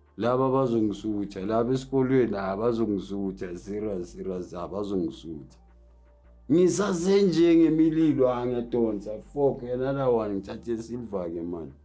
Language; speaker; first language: Zulu; native; Zulu